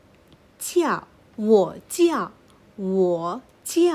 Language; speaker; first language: Chinese; non-native, fluent; Burmese